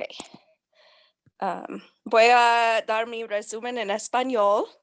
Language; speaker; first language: Spanish; non-native, learner; English